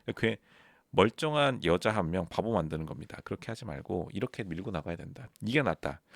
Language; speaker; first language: Korean; native; Korean